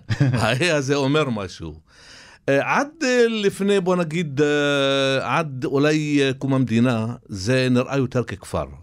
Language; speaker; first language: Hebrew; non-native, local second language; Arabic